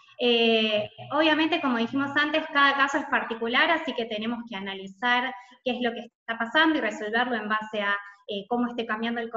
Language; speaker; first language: Spanish; native; Spanish